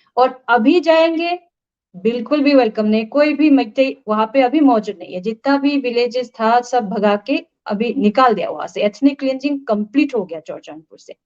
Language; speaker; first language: Hindi; non-native, local second language; Manipuri